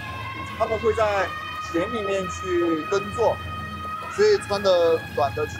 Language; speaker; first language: Chinese; native; Chinese